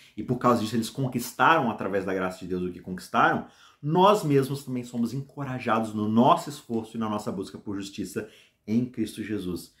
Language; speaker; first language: Portuguese; native; Portuguese